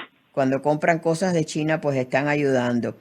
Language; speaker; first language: Spanish; native; Spanish